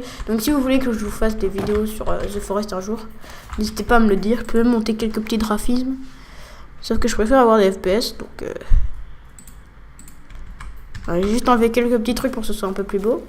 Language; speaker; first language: French; native; French